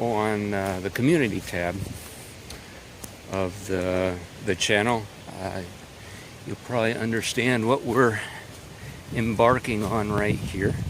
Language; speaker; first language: English; native; English